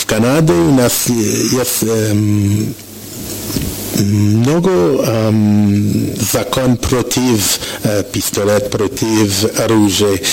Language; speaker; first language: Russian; non-native, learner; French